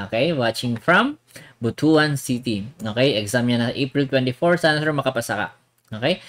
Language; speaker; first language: English; non-native, local second language; Filipino